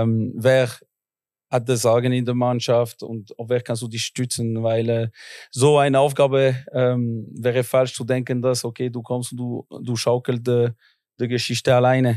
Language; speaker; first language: German; non-native, local second language; French